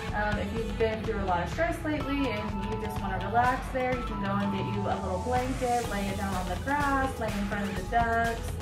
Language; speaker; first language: English; native; English